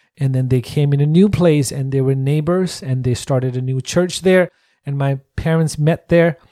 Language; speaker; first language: English; non-native, local second language; Nepali